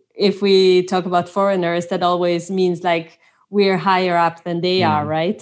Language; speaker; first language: English; non-native, fluent; Swiss German